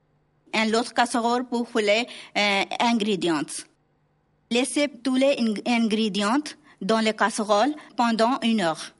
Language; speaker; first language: French; non-native, learner; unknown